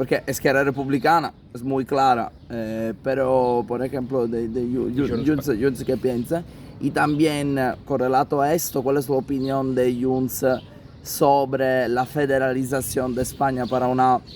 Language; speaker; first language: Spanish; non-native, fluent; Italian